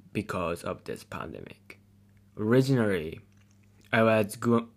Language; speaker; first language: English; non-native, learner; Japanese